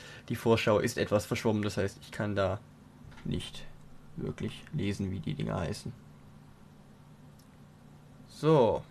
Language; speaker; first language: German; native; German